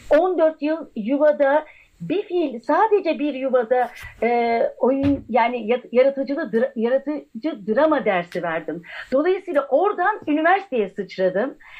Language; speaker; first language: Turkish; native; Turkish